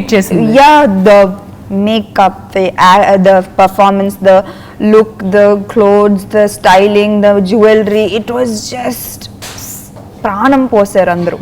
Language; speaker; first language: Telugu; non-native, fluent; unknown